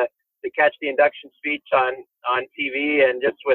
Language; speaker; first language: English; native; English